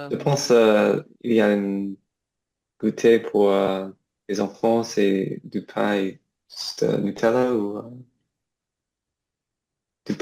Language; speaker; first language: French; non-native, learner; English